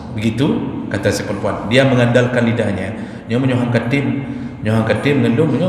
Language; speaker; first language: Malay; non-native, local second language; Achinese